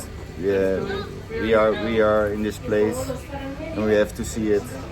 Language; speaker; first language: English; non-native, learner; Dutch